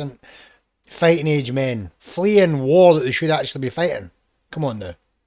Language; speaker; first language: English; native; English